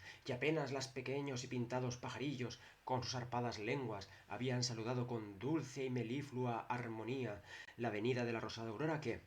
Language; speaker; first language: Spanish; native; Spanish